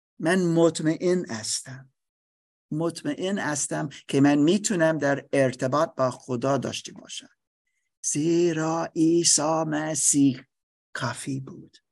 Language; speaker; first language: Persian; non-native, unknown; English